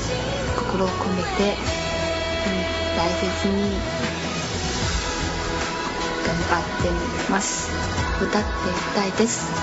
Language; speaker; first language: Japanese; non-native, learner; Chinese